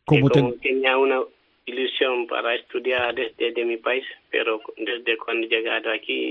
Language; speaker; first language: Spanish; non-native, learner; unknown